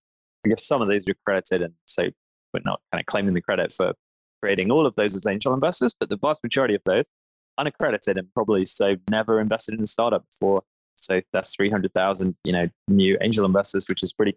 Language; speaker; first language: English; native; English